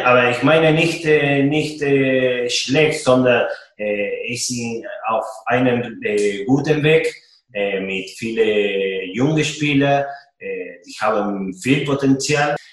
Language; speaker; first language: German; non-native, fluent; Spanish